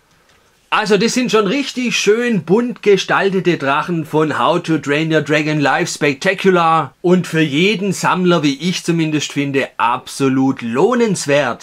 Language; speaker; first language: German; native; German